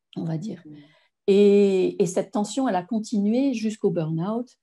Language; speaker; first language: French; native; French